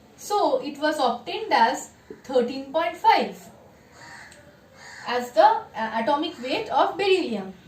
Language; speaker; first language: English; non-native, local second language; Bangla